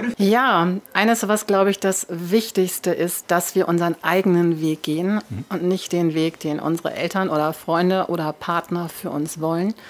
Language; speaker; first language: German; native; German